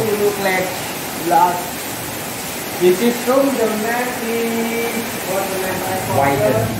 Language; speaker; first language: English; non-native, learner; Indonesian